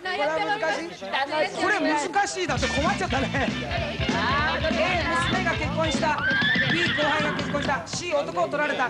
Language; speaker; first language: Japanese; native; Japanese